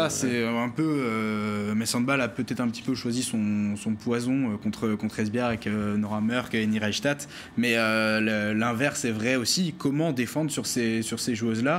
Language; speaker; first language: French; native; French